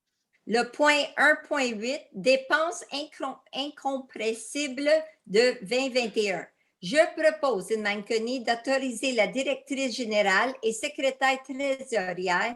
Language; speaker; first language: French; native; French